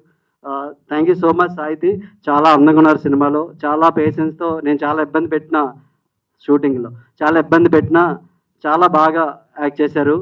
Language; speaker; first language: Telugu; native; Telugu